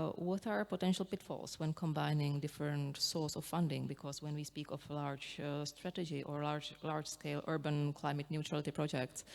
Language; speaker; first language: English; non-native, fluent; Czech